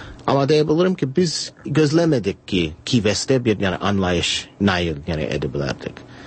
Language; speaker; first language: Azerbaijani; non-native, fluent; English